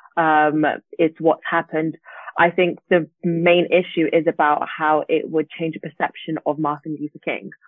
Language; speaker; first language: English; native; English